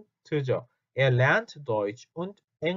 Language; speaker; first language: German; non-native, fluent; Korean